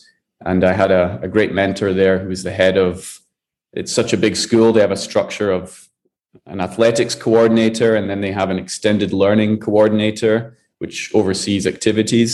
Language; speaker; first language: English; native; English